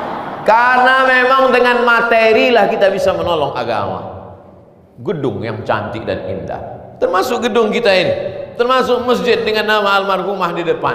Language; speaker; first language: Indonesian; non-native, local second language; Malay